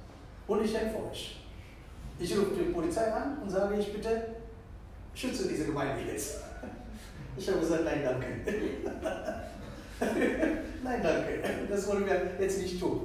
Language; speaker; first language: German; non-native, fluent; Tamil